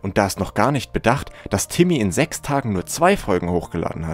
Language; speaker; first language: German; native; German